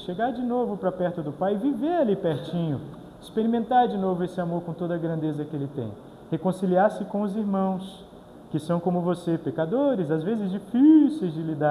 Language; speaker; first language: Portuguese; native; Portuguese